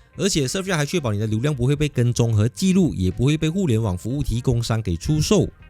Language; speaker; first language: Chinese; native; Chinese